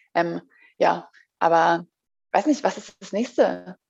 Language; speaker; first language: German; native; German